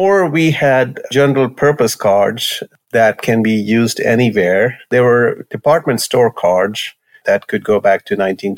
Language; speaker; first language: English; non-native, local second language; Hindi